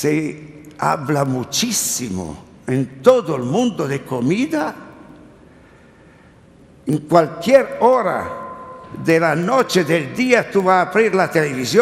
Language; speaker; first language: Spanish; non-native, learner; Italian